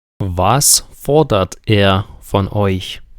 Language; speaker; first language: German; non-native, fluent; Ukrainian